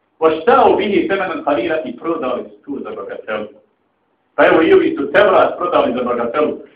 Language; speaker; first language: Bosnian; native; Bosnian